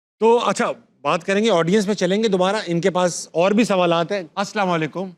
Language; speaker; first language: Urdu; native; Urdu